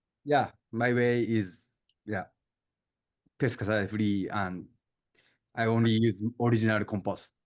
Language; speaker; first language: English; non-native, learner; Japanese